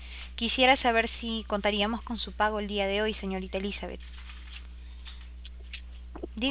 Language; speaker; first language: Spanish; native; Spanish